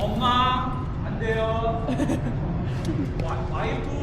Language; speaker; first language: Korean; non-native, learner; Lao